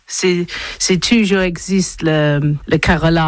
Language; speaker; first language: French; non-native, learner; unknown